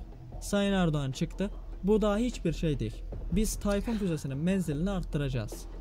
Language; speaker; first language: Turkish; native; Turkish